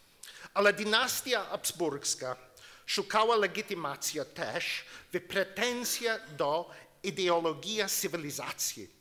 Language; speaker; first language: Polish; non-native, learner; English